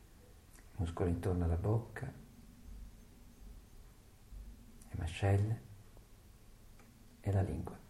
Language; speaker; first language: Italian; native; Italian